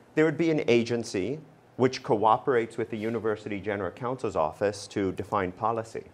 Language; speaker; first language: English; native; English